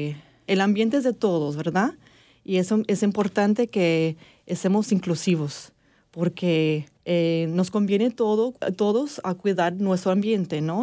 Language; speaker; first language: Spanish; early bilingual, heritage; English